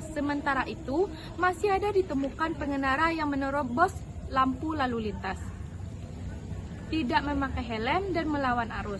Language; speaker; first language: Indonesian; native; Indonesian